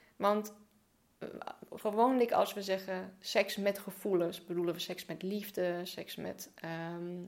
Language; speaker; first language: Dutch; non-native, fluent; German